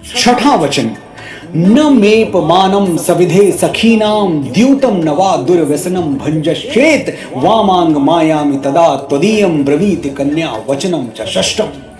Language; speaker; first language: Hindi; native; Hindi